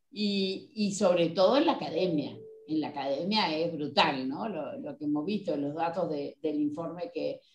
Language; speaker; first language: Spanish; native; Spanish